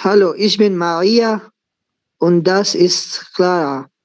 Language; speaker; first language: German; non-native, learner; Urdu